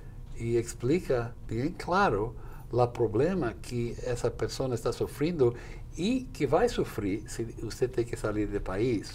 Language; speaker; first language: Portuguese; non-native, fluent; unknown